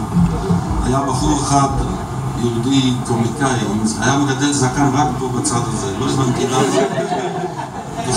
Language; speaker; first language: Hebrew; native; Hebrew